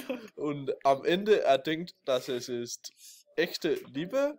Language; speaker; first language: German; non-native, learner; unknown